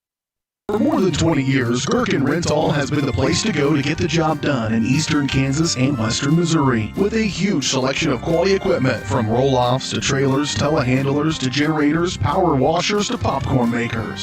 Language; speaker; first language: English; native; English